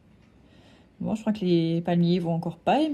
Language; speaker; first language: French; native; French